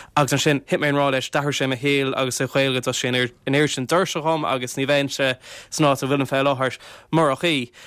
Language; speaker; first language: Irish; non-native, local second language; English